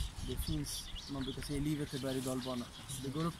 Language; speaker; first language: Swedish; non-native, fluent; Arabic